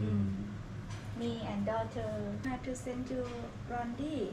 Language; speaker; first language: English; non-native, learner; Thai